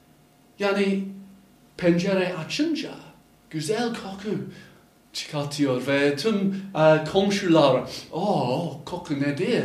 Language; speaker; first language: Turkish; non-native, fluent; English